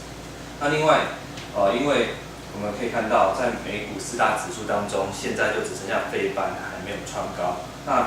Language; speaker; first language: Chinese; native; Chinese